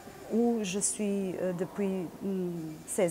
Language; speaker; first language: French; non-native, fluent; Serbian